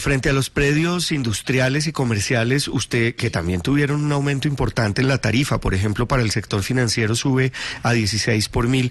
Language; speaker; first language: Spanish; native; Spanish